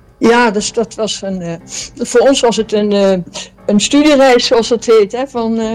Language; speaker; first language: Dutch; native; Dutch